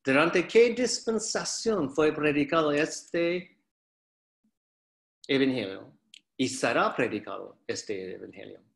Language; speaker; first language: Spanish; non-native, fluent; English